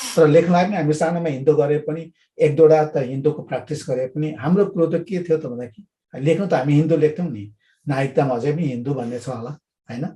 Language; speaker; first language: Nepali; non-native, local second language; Limbu